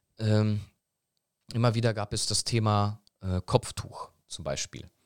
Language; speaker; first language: German; early bilingual, other home language; Polish